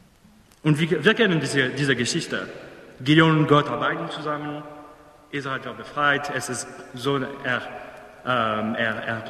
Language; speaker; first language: German; non-native, fluent; English